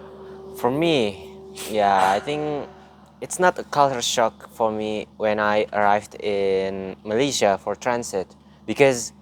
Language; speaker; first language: English; non-native, learner; Indonesian